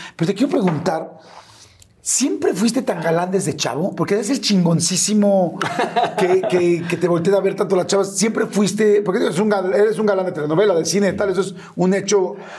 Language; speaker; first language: Spanish; native; Spanish